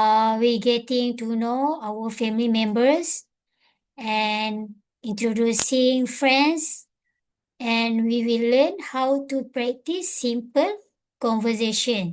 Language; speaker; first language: English; non-native, local second language; Malay